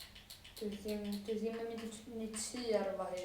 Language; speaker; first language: Welsh; native; Welsh